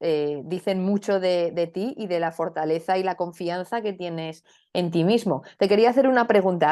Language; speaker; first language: Spanish; native; Spanish